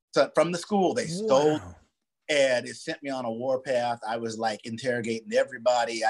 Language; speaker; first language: English; native; English